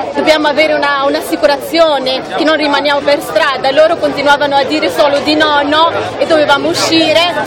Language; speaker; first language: Italian; non-native, fluent; Arabic